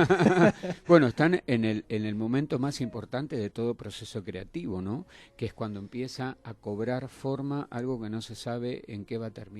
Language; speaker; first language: Spanish; native; Spanish